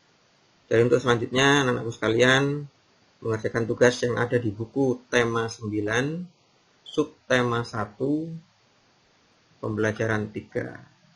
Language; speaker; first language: Indonesian; native; Indonesian